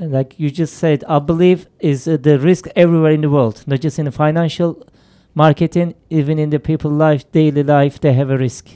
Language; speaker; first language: English; non-native, fluent; Turkish